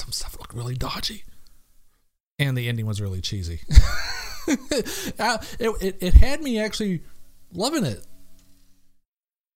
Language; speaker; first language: English; native; English